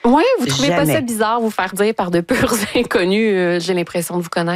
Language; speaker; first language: French; native; French